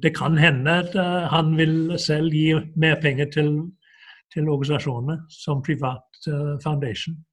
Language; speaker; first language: Norwegian; non-native, fluent; English